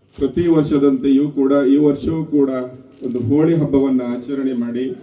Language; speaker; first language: Kannada; non-native, local second language; Marathi